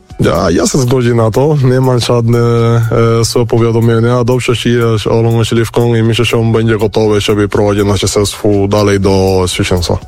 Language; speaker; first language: Polish; non-native, fluent; Spanish